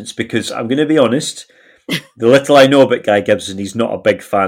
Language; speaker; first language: English; native; English